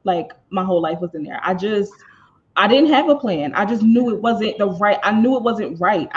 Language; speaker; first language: English; native; English